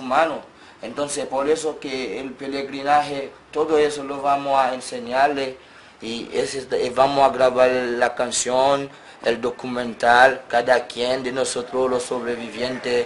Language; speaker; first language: Spanish; non-native, fluent; Haitian Creole